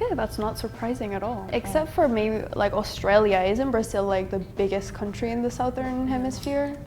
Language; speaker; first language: English; non-native, fluent; Spanish